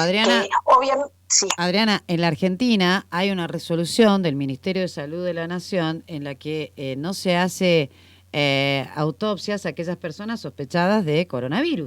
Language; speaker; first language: Spanish; native; Spanish